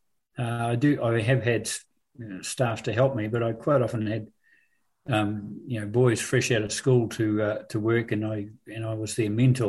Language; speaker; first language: English; native; English